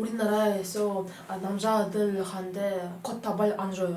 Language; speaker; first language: Korean; non-native, learner; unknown